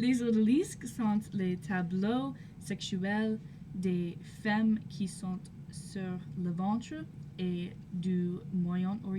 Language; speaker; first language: French; non-native, learner; English